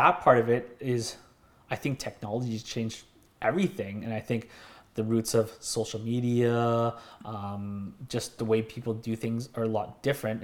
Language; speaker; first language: English; native; English